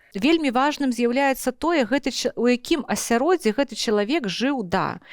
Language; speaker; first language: Belarusian; non-native, local second language; Russian